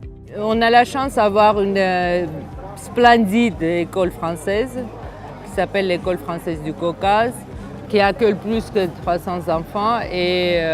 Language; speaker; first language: French; non-native, fluent; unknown